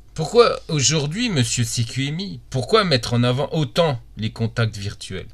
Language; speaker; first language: French; native; French